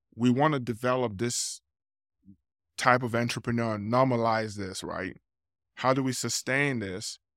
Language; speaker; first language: English; non-native, local second language; Yoruba